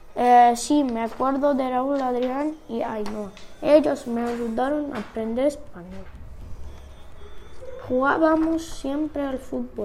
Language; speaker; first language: Spanish; early bilingual, other home language; Turkish